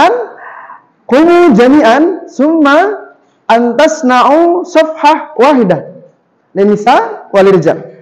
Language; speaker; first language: Arabic; non-native, learner; Indonesian